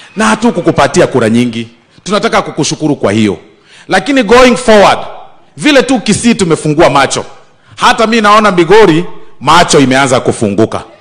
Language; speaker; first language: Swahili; non-native, local second language; Gusii